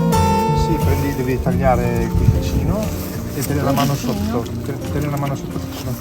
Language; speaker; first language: Italian; native; Italian